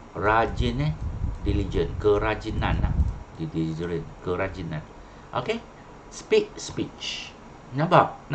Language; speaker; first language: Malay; non-native, local second language; Chinese